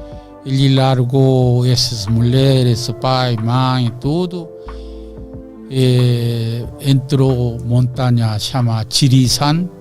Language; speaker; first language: Portuguese; non-native, learner; Korean